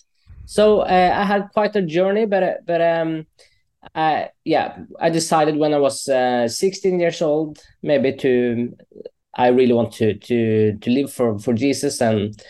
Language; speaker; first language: English; non-native, fluent; Norwegian